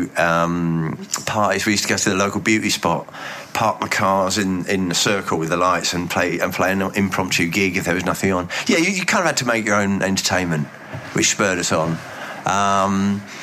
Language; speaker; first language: English; native; English